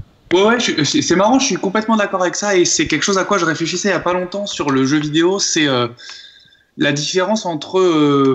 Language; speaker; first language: French; native; French